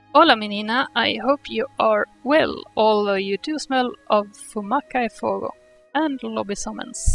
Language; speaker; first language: English; non-native, fluent; Swedish